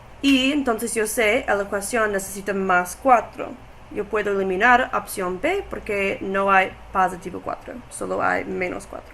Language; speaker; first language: Spanish; non-native, learner; English